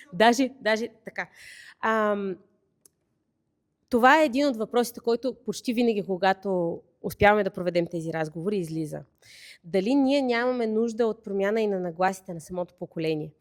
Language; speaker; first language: Bulgarian; native; Bulgarian